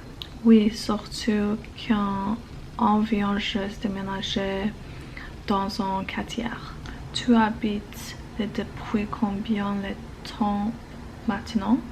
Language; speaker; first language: French; non-native, learner; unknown